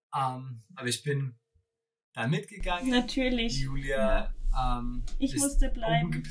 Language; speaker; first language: German; non-native, fluent; English